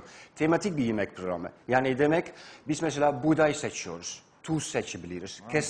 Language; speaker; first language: Turkish; non-native, fluent; Dutch